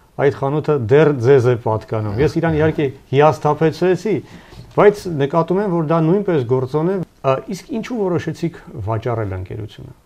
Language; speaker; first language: Armenian; native; Armenian